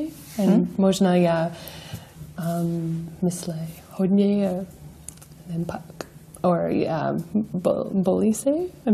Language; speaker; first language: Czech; non-native, learner; English